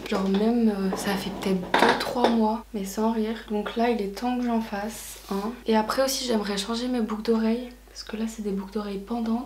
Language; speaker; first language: French; native; French